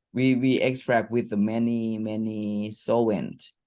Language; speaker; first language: English; non-native, fluent; Thai